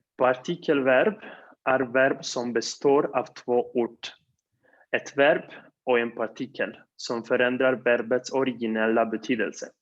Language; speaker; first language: Swedish; non-native, fluent; Spanish